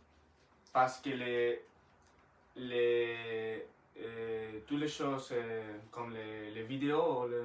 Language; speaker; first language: French; non-native, learner; Spanish